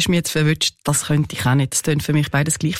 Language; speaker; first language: German; native; German